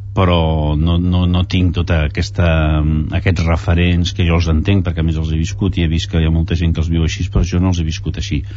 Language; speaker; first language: Catalan; early bilingual, heritage; Catalan